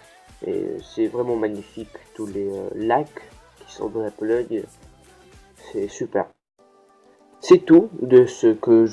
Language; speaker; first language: French; early bilingual, heritage; French